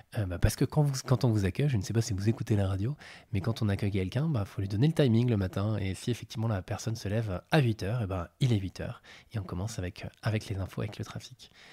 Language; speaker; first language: French; native; French